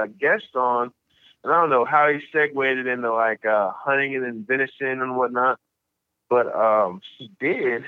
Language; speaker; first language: English; native; English